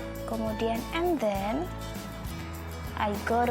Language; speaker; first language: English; non-native, fluent; Indonesian